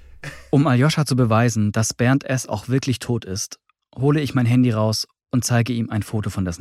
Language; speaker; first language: German; native; German